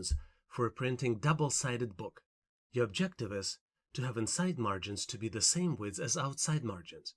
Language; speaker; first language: English; non-native, fluent; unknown